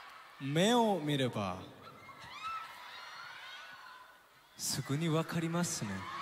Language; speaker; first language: Japanese; non-native, learner; Korean